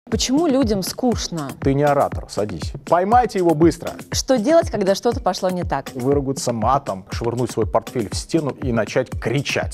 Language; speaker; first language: Russian; native; Russian